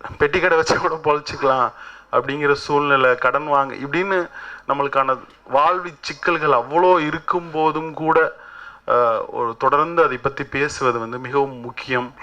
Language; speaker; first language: Tamil; native; Tamil